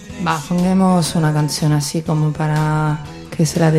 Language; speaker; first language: Spanish; native; Spanish